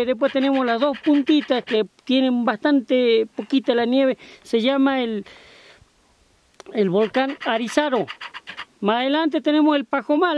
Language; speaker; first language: Spanish; native; Spanish